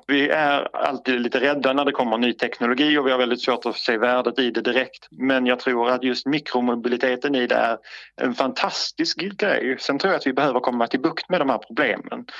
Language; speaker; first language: Swedish; native; Swedish